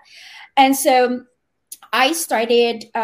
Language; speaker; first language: English; non-native, local second language; Filipino